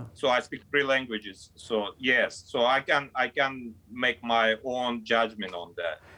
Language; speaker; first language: English; non-native, fluent; Azerbaijani